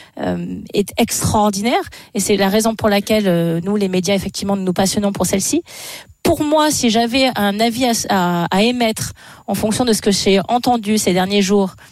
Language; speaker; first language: French; native; French